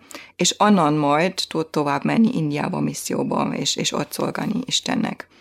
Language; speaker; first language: Hungarian; non-native, fluent; German